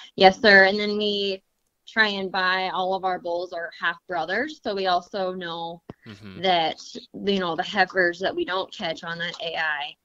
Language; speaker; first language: English; native; English